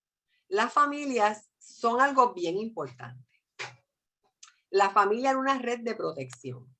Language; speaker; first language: Spanish; native; Spanish